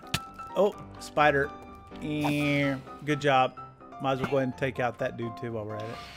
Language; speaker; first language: English; native; English